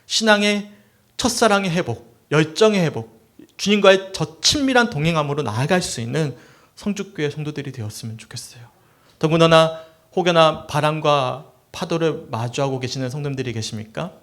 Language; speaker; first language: Korean; native; Korean